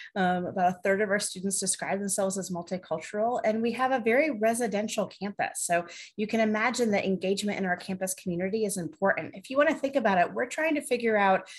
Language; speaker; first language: English; native; English